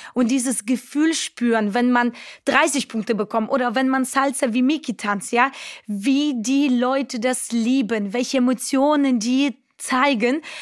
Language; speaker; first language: German; non-native, fluent; Romanian